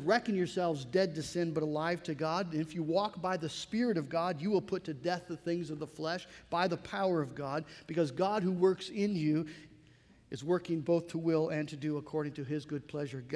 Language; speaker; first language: English; native; English